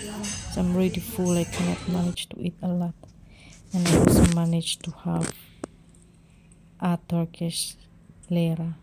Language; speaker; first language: English; non-native, local second language; Filipino